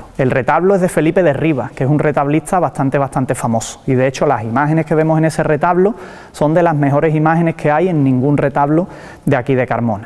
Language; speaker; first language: Spanish; native; Spanish